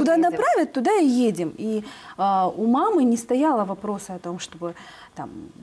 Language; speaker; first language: Russian; native; Russian